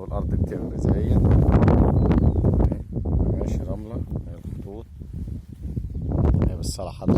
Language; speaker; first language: Arabic; native; Arabic